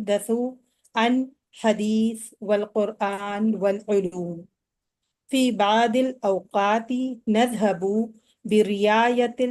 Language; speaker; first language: Arabic; non-native, learner; Urdu